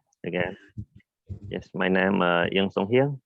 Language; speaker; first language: English; non-native, learner; Khmer